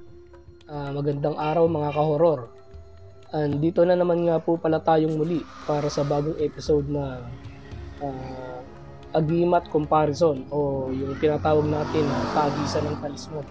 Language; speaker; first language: Filipino; native; Filipino